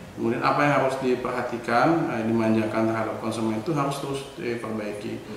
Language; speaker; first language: Indonesian; native; Indonesian